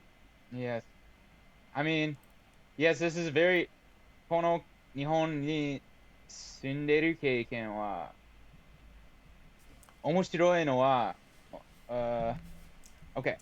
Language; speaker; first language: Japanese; non-native, learner; English